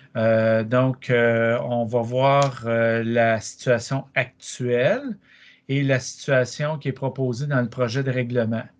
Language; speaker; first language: French; native; French